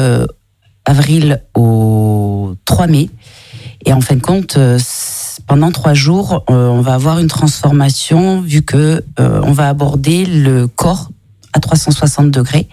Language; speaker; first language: French; native; French